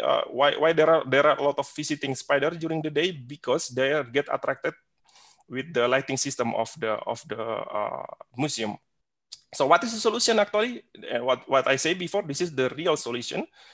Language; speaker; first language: English; non-native, fluent; Indonesian